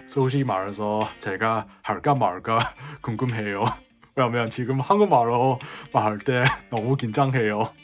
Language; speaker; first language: Korean; non-native, learner; Cantonese